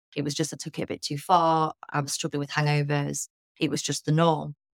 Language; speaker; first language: English; native; English